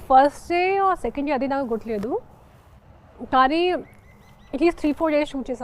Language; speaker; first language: Telugu; non-native, local second language; Hindi